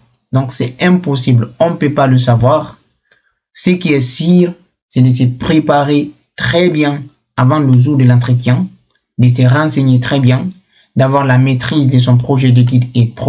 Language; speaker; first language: French; non-native, local second language; Fula